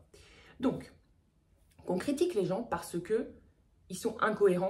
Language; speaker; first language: French; native; French